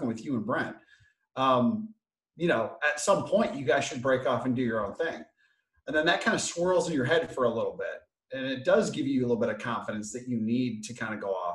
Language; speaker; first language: English; native; English